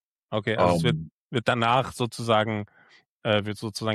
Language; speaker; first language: German; native; German